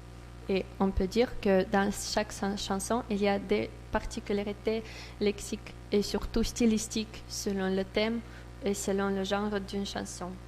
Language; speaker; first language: French; non-native, learner; Russian